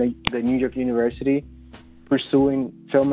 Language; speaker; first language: English; non-native, fluent; Spanish